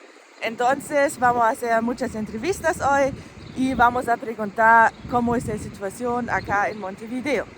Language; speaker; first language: Spanish; non-native, fluent; German